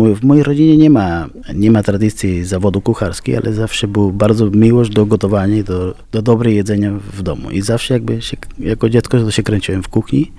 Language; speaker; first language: Polish; non-native, fluent; Spanish